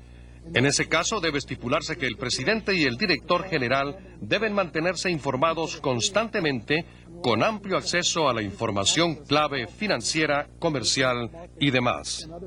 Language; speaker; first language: Spanish; native; Spanish